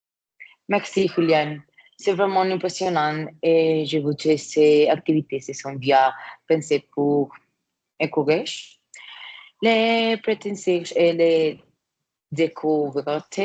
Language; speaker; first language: French; non-native, learner; Spanish